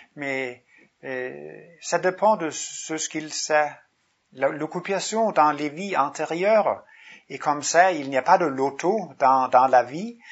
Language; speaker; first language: French; non-native, fluent; Danish